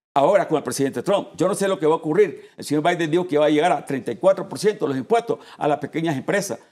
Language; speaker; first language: Spanish; native; Spanish